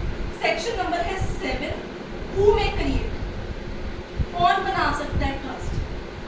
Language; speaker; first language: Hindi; native; Hindi